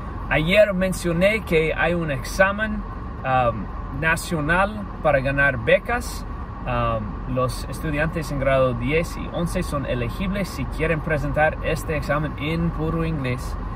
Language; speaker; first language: Spanish; non-native, fluent; English